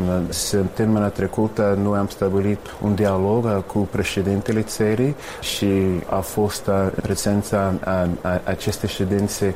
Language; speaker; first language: Romanian; non-native, fluent; English